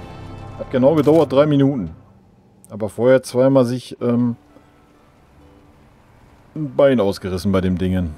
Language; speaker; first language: German; native; German